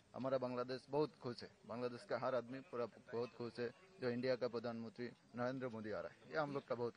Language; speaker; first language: Hindi; non-native, learner; Bangla